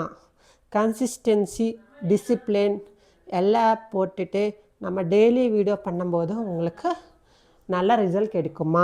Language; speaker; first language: Tamil; non-native, local second language; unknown